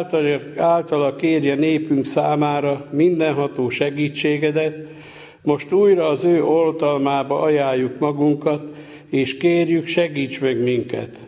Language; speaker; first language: Hungarian; native; Hungarian